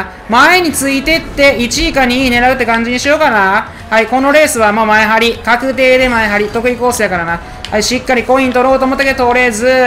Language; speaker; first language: Japanese; native; Japanese